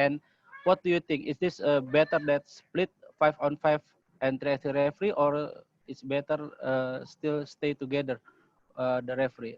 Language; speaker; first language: English; non-native, learner; Indonesian